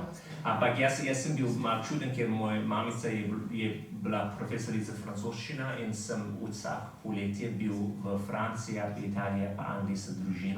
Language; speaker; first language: Slovenian; non-native, fluent; English